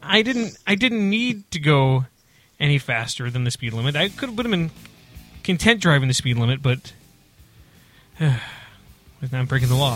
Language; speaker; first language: English; native; English